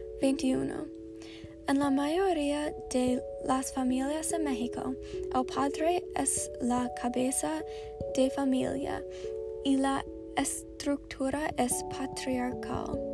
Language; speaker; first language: Spanish; non-native, learner; English